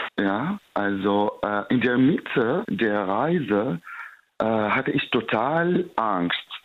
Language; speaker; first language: German; non-native, fluent; Arabic